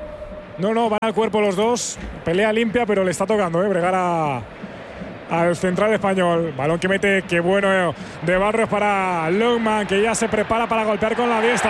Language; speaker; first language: Spanish; native; Spanish